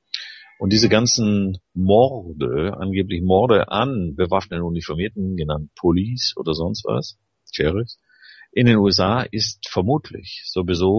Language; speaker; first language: German; native; German